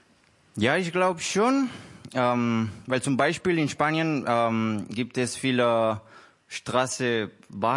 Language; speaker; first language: German; non-native, learner; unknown